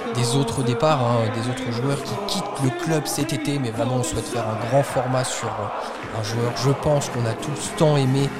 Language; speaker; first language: French; native; French